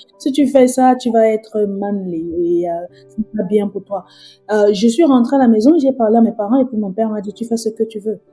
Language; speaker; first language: French; native; French